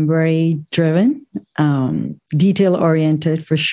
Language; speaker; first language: English; non-native, local second language; Urdu